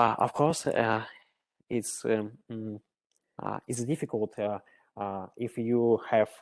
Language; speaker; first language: English; non-native, learner; Russian